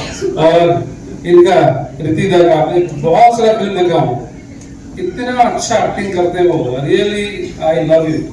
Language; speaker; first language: Hindi; non-native, local second language; Odia